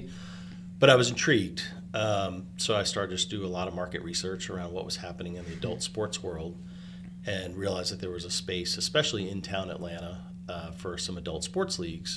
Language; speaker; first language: English; native; English